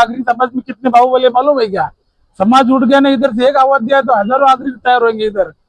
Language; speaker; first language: Hindi; non-native, local second language; Marathi